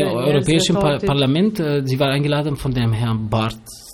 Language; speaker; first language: German; early bilingual, other home language; Albanian